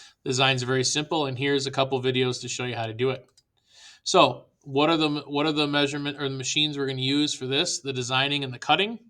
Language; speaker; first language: English; native; English